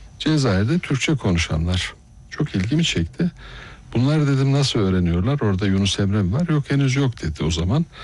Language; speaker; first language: Turkish; native; Turkish